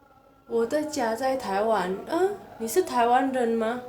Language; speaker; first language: Chinese; non-native, fluent; Indonesian